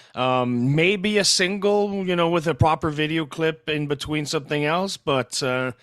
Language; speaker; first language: English; non-native, fluent; French